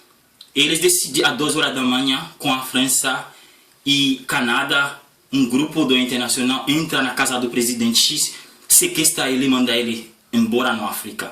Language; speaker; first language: Portuguese; non-native, learner; Haitian Creole